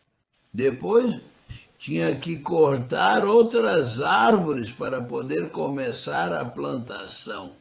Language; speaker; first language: Portuguese; non-native, fluent; English